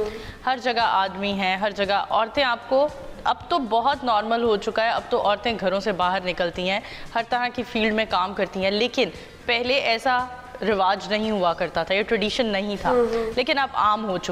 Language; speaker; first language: Hindi; native; Hindi